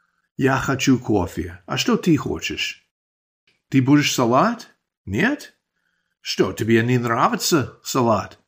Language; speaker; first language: Russian; non-native, fluent; English